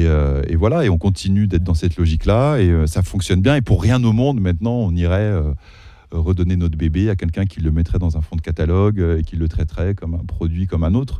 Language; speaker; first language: French; early bilingual, other home language; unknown